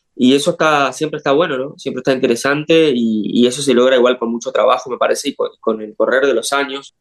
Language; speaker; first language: Spanish; native; Spanish